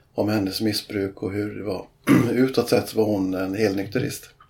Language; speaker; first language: Swedish; native; Swedish